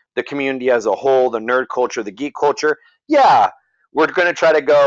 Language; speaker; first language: English; native; English